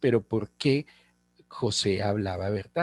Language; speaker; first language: Spanish; native; Spanish